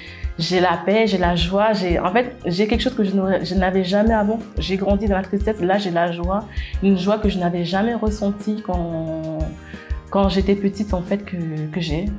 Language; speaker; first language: French; native; French